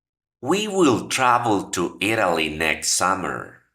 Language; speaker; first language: English; non-native, fluent; Spanish